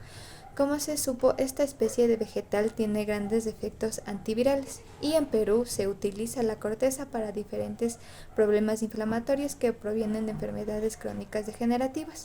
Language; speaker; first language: Spanish; native; Spanish